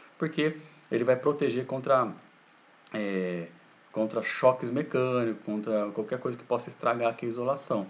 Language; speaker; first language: Portuguese; native; Portuguese